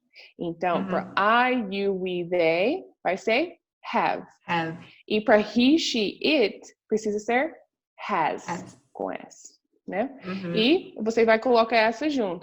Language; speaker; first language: Portuguese; non-native, fluent; English